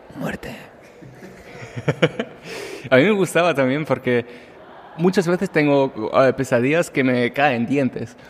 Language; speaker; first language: Spanish; non-native, fluent; German